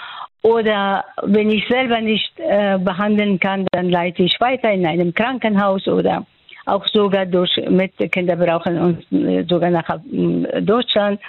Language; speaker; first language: German; non-native, fluent; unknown